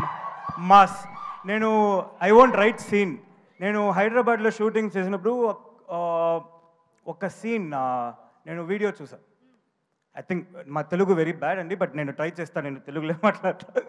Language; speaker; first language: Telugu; non-native, learner; Tamil